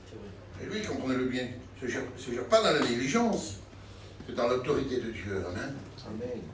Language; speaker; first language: French; native; French